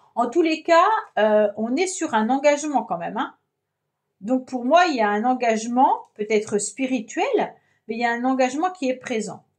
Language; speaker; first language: French; native; French